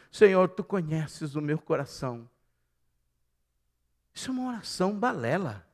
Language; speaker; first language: Portuguese; native; Portuguese